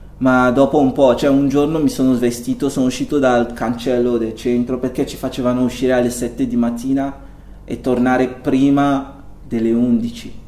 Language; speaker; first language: Italian; non-native, fluent; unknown